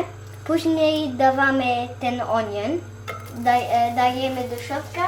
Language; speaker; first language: Polish; early bilingual, heritage; Polish